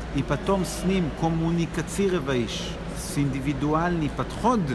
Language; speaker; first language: Russian; non-native, learner; Hebrew